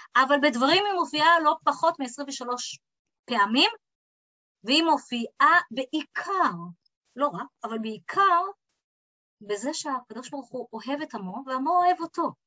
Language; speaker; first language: Hebrew; early bilingual, other home language; English